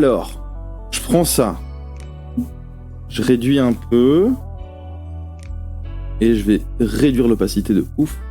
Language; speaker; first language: French; native; French